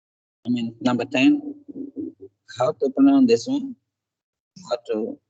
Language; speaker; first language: English; non-native, fluent; Indonesian